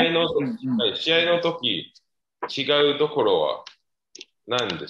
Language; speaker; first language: Japanese; non-native, learner; Chinese